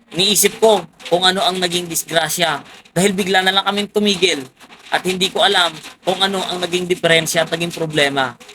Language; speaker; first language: Filipino; native; Filipino